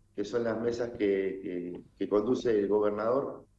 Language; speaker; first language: Spanish; native; Spanish